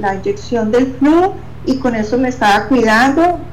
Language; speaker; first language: Spanish; native; Spanish